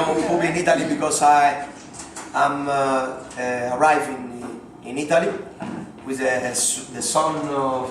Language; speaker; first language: English; non-native, learner; Spanish